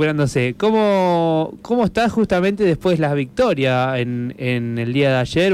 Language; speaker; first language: Spanish; native; Spanish